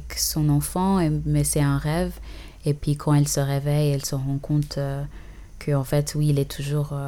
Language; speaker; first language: French; early bilingual, other home language; English